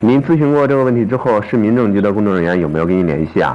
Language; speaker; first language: Chinese; native; Chinese